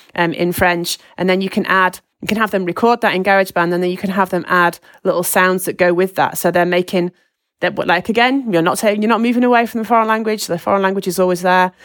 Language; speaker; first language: English; native; English